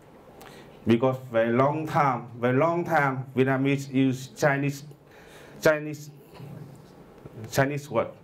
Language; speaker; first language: English; non-native, learner; Vietnamese